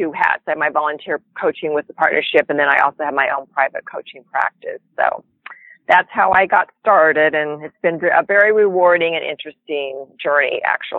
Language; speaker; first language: English; native; English